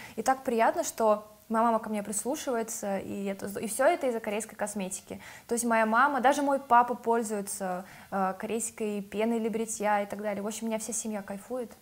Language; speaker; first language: Russian; native; Russian